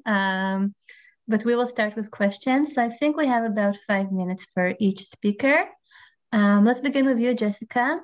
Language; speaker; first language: English; non-native, fluent; Hebrew